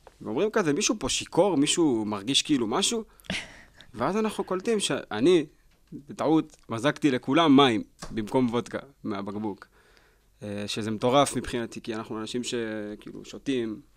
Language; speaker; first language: Hebrew; native; Hebrew